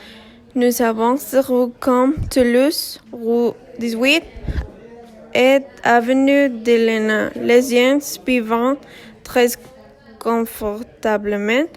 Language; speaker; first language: French; non-native, learner; Spanish